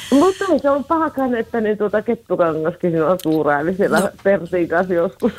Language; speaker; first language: Finnish; native; Finnish